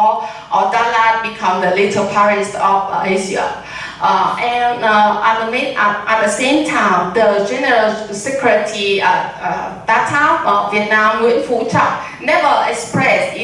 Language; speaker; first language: English; non-native, learner; Vietnamese